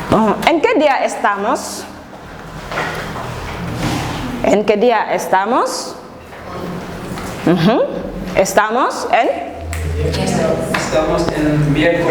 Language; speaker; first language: Spanish; non-native, fluent; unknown